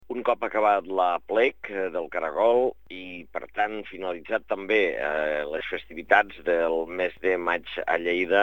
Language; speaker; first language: Catalan; native; Catalan